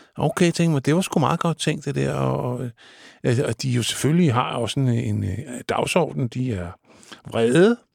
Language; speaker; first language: Danish; native; Danish